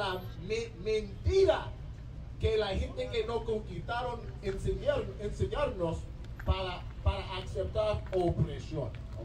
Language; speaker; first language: Spanish; non-native, learner; English